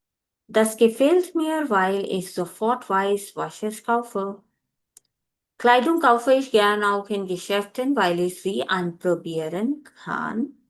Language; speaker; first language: German; non-native, fluent; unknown